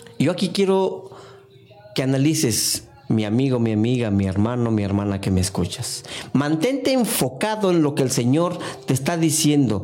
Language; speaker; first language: Spanish; non-native, fluent; English